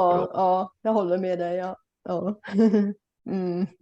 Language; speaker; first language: Swedish; non-native, fluent; Bulgarian